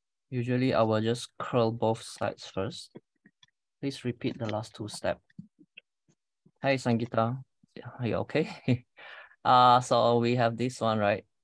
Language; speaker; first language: English; non-native, local second language; Malay